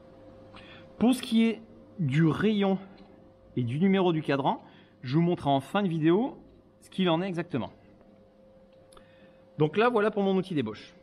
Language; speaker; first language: French; native; French